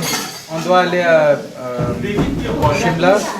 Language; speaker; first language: French; non-native, learner; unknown